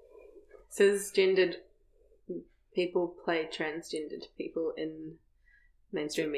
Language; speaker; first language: English; native; English